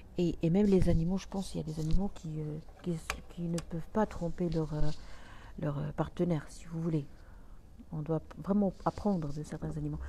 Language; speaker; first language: French; non-native, local second language; Arabic